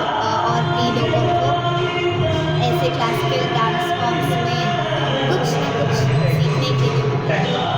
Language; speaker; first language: Hindi; non-native, local second language; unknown